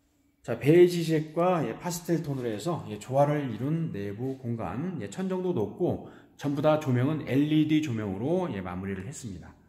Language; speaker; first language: Korean; native; Korean